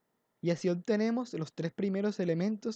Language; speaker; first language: Spanish; native; Spanish